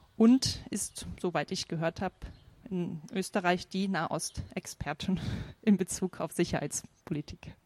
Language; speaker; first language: German; native; German